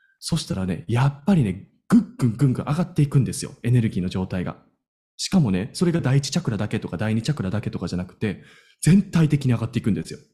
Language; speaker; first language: Japanese; native; Japanese